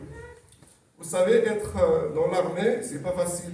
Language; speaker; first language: French; non-native, local second language; Kabyle